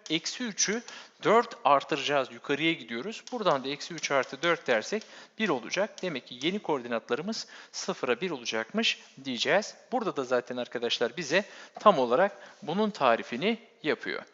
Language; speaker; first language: Turkish; native; Turkish